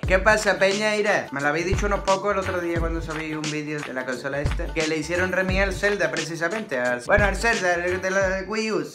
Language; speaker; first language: Spanish; native; Spanish